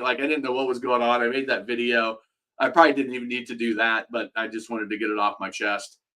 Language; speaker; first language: English; native; English